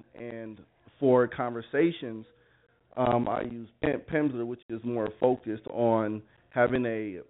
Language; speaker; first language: English; native; English